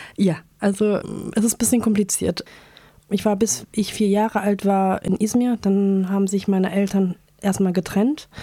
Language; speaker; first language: German; early bilingual, other home language; Turkish